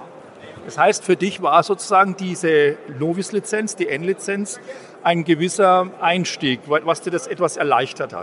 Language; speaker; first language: German; native; German